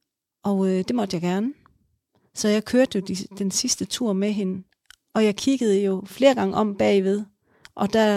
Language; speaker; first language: Danish; native; Danish